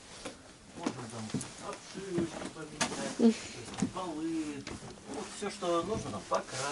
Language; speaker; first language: Russian; native; Russian